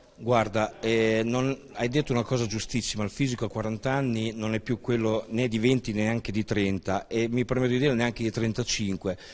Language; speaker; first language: Italian; native; Italian